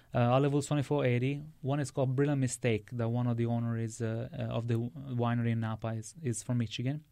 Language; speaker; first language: English; non-native, fluent; Italian